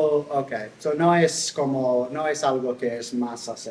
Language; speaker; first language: Spanish; non-native, learner; English